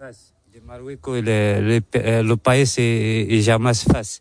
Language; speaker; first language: Spanish; non-native, learner; Arabic